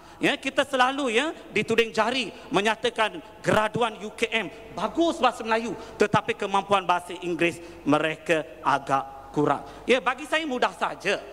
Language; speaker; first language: Malay; non-native, local second language; Tamil